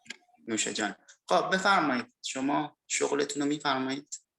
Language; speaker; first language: Persian; non-native, fluent; Indonesian